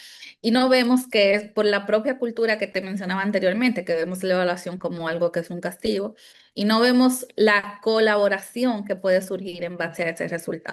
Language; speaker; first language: Spanish; native; Spanish